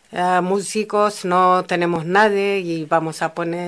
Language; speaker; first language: Spanish; non-native, fluent; Amharic